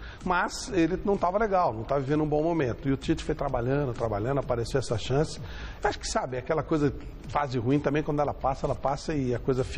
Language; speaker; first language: Portuguese; native; Portuguese